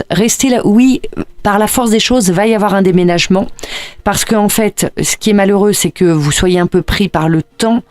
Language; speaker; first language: French; native; French